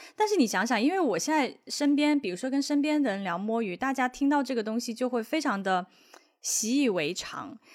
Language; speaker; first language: Chinese; native; Chinese